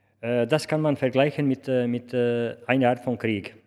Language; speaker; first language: German; non-native, learner; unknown